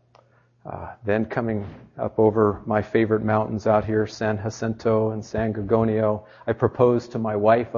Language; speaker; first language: English; native; English